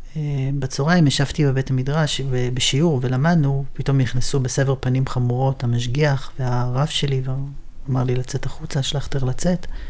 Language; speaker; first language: Hebrew; native; Hebrew